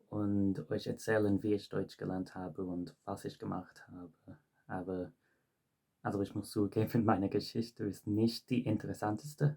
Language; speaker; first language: German; non-native, fluent; English